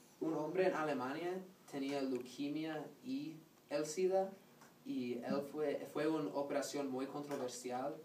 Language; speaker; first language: Spanish; non-native, learner; English